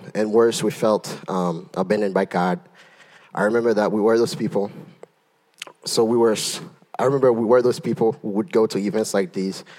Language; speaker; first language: English; early bilingual, other home language; Haitian Creole